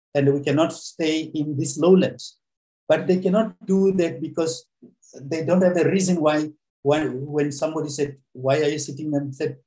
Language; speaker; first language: English; non-native, local second language; Venda